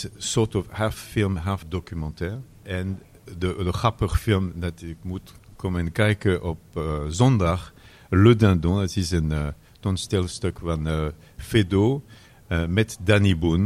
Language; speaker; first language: Dutch; non-native, learner; French